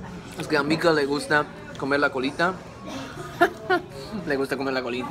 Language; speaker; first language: Spanish; non-native, fluent; English